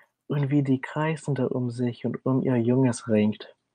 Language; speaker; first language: German; non-native, learner; English